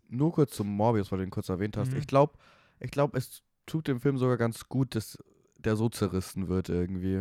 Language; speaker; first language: German; native; German